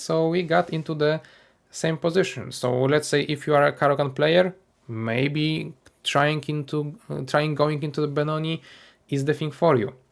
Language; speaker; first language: English; non-native, fluent; Polish